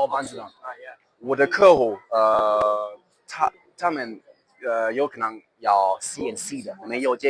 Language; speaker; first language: Chinese; non-native, learner; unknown